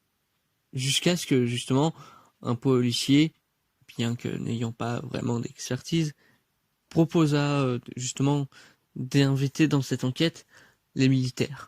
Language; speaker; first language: French; native; French